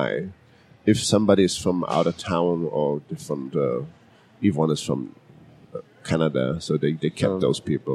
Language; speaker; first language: English; non-native, fluent; German